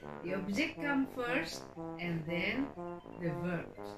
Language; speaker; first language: English; non-native, learner; Indonesian